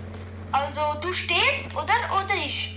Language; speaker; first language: German; non-native, fluent; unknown